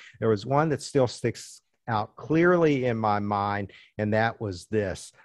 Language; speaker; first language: English; early bilingual, other home language; Chinese